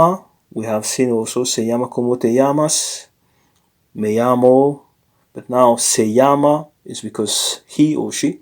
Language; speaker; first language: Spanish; non-native, learner; English